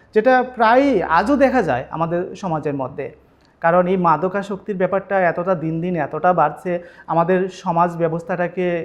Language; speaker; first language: Bangla; native; Bangla